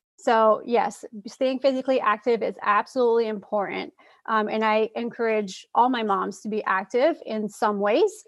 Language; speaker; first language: English; non-native, fluent; French